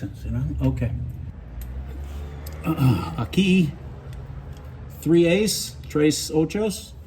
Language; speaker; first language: Spanish; non-native, learner; English